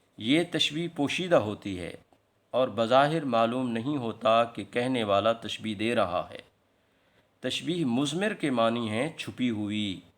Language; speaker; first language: Urdu; non-native, local second language; Saraiki